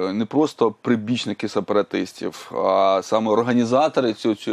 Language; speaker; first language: Ukrainian; native; Ukrainian